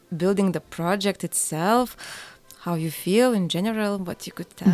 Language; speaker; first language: English; non-native, learner; Lithuanian